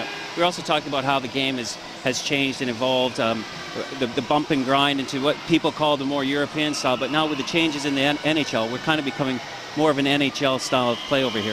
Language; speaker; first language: English; native; English